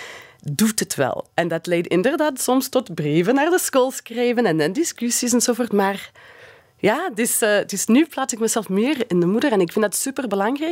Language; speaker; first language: Dutch; non-native, fluent; English